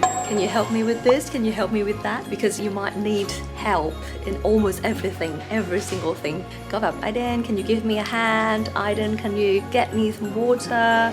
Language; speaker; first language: English; non-native, fluent; Thai